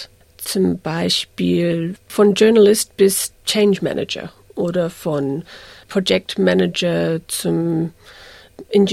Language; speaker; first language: German; early bilingual, heritage; English